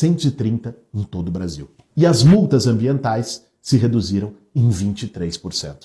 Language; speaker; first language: Portuguese; native; Portuguese